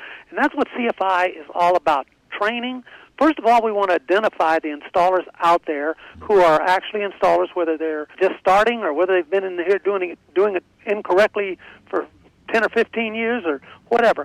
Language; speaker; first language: English; native; English